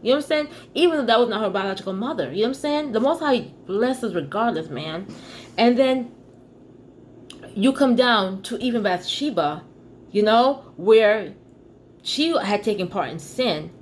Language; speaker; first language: English; native; English